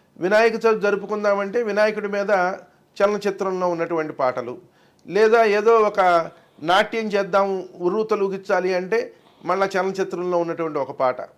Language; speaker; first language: Telugu; native; Telugu